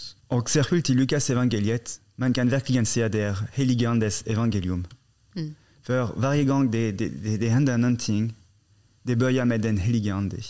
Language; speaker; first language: Swedish; non-native, fluent; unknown